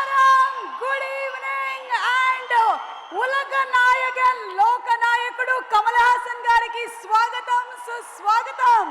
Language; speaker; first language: Telugu; native; Telugu